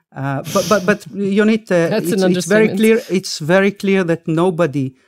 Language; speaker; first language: English; early bilingual, other home language; Spanish